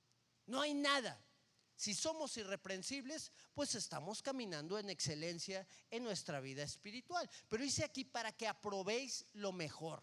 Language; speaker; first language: Spanish; native; Spanish